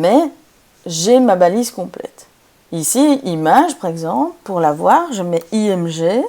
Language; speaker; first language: French; native; French